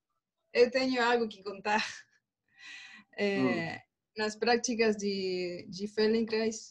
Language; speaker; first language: Portuguese; non-native, learner; Spanish